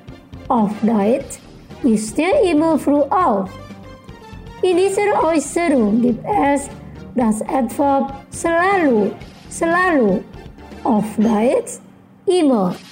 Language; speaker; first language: German; non-native, fluent; Indonesian